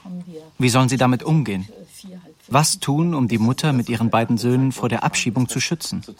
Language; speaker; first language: German; native; German